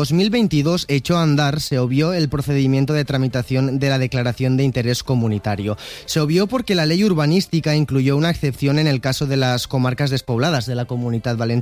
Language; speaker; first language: Spanish; native; Spanish